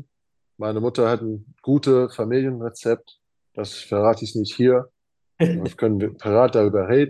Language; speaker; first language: German; non-native, fluent; English